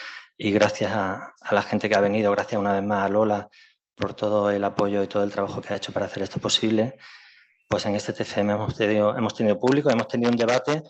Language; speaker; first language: Spanish; native; Spanish